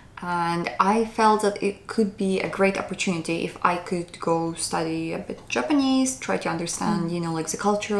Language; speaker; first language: English; non-native, fluent; Russian